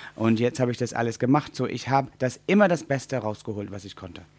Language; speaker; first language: German; non-native, fluent; English